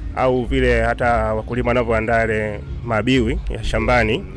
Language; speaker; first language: Swahili; native; Swahili